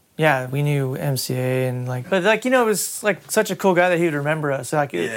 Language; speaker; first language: English; native; English